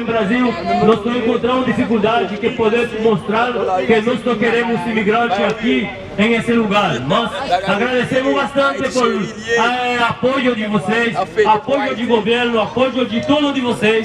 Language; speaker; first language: Portuguese; non-native, learner; Haitian Creole